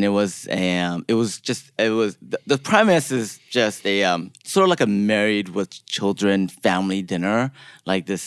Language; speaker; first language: English; early bilingual, other home language; Korean